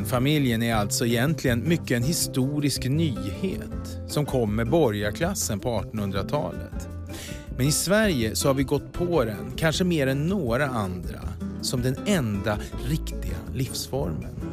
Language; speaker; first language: Swedish; native; Swedish